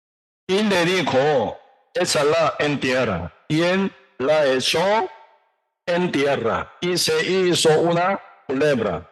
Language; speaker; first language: Spanish; non-native, learner; Korean